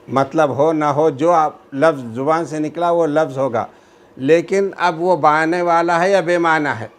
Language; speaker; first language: Urdu; native; Urdu